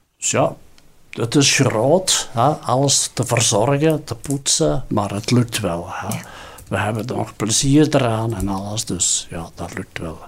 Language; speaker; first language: Dutch; native; Dutch